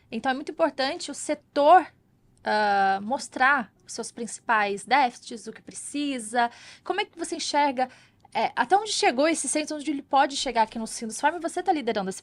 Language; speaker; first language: Portuguese; native; Portuguese